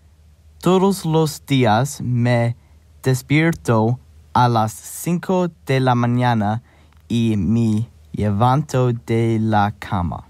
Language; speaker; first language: Spanish; non-native, learner; English